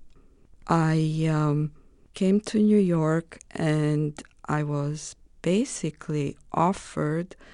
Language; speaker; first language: English; non-native, fluent; Romanian